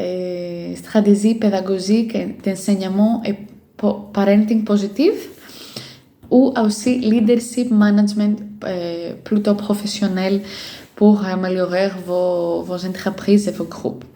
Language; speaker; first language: French; non-native, fluent; Greek